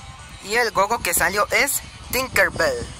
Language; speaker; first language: Spanish; native; Spanish